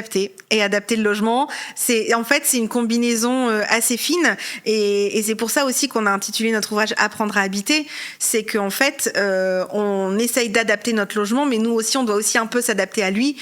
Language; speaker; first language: French; native; French